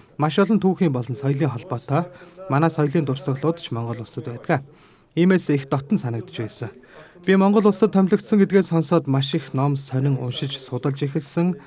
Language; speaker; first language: Mongolian; non-native, fluent; Turkish